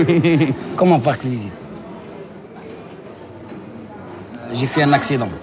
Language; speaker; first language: French; non-native, learner; Arabic